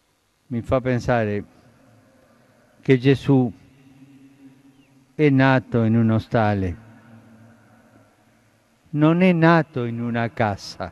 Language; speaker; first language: Italian; non-native, fluent; Spanish